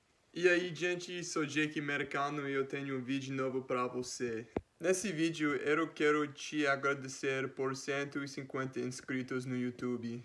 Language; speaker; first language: Portuguese; non-native, fluent; English